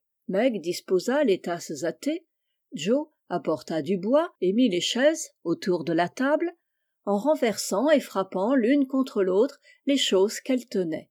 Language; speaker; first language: French; native; French